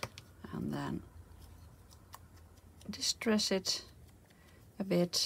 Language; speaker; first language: English; non-native, fluent; Dutch